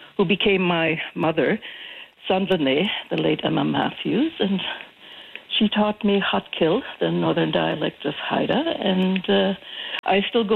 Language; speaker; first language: English; non-native, fluent; German